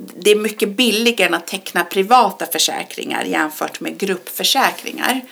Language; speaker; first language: Swedish; early bilingual, other home language; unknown